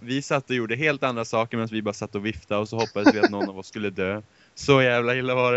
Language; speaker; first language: Swedish; native; Swedish